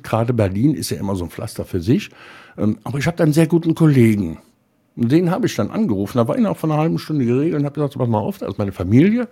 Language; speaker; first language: German; native; German